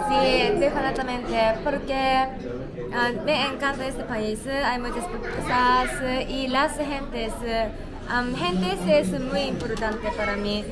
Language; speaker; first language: Spanish; non-native, learner; Japanese